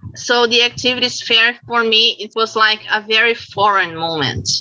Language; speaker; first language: English; non-native, fluent; Portuguese